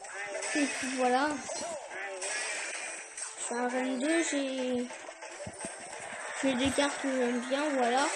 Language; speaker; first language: French; native; French